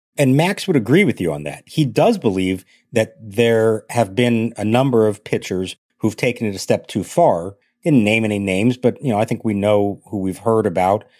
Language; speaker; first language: English; native; English